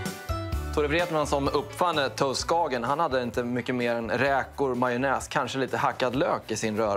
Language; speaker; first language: Swedish; native; Swedish